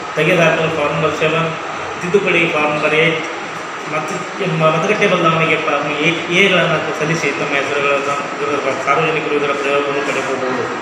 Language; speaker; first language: Kannada; native; Kannada